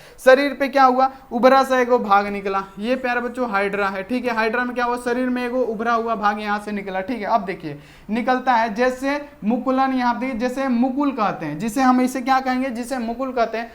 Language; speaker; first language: Hindi; native; Hindi